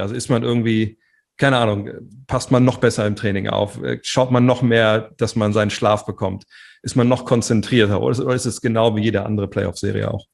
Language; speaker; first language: German; native; German